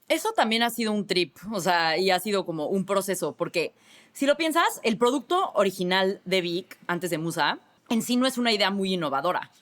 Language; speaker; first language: Spanish; native; Spanish